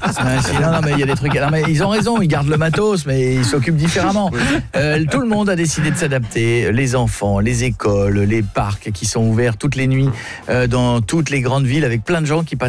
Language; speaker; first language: French; native; French